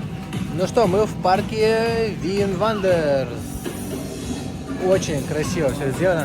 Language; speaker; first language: Russian; native; Russian